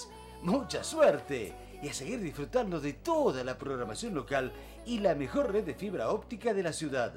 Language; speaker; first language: Spanish; native; Spanish